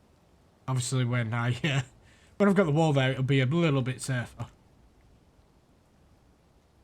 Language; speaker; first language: English; native; English